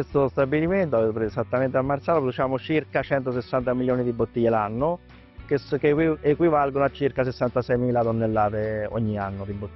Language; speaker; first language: Italian; native; Italian